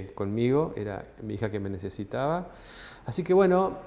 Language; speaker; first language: Spanish; native; Spanish